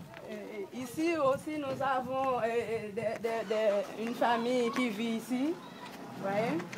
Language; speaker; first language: French; non-native, local second language; Haitian Creole